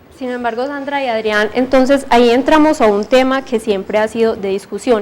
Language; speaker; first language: Spanish; native; Spanish